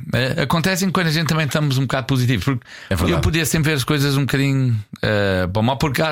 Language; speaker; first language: Portuguese; non-native, fluent; English